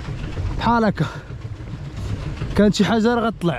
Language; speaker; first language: Arabic; native; Arabic